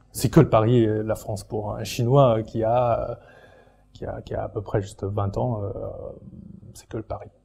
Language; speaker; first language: French; non-native, fluent; Chinese